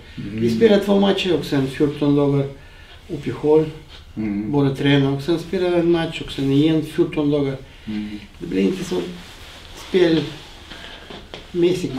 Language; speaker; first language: Swedish; non-native, fluent; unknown